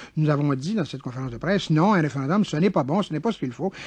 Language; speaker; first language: French; native; French